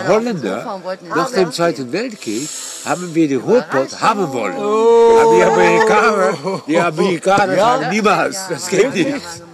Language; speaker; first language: German; non-native, fluent; Dutch